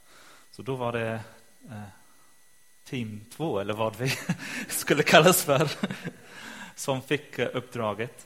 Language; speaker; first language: Swedish; non-native, fluent; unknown